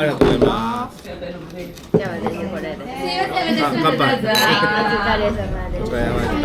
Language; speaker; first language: Japanese; non-native, learner; Korean